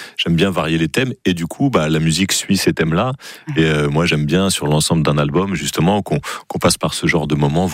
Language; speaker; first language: French; native; French